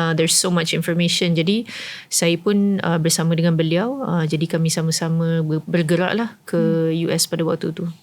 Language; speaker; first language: Malay; early bilingual, heritage; Malay